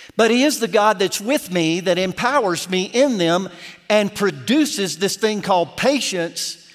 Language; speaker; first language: English; native; English